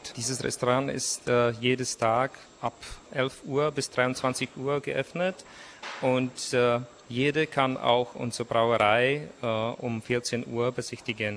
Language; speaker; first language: German; non-native, fluent; Czech